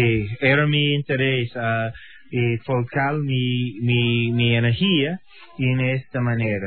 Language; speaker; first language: Spanish; non-native, learner; English